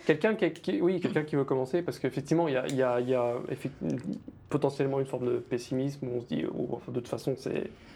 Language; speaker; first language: French; native; French